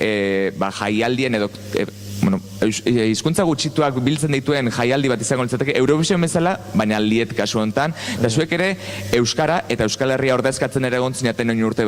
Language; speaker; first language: Basque; native; Basque